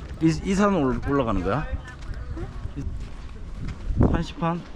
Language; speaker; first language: Korean; native; Korean